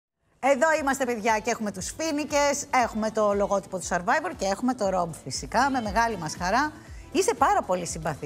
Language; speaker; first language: Greek; native; Greek